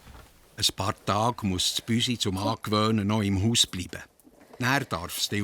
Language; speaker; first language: German; native; German